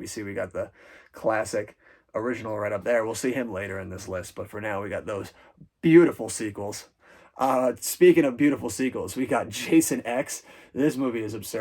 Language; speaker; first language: English; native; English